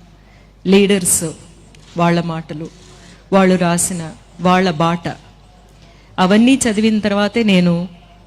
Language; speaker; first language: Telugu; early bilingual, heritage; Telugu